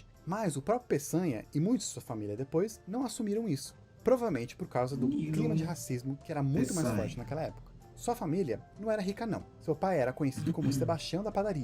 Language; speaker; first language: Portuguese; native; Portuguese